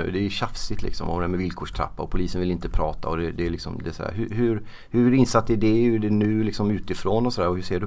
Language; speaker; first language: Swedish; native; Swedish